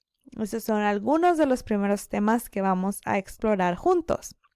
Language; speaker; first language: Spanish; early bilingual, other home language; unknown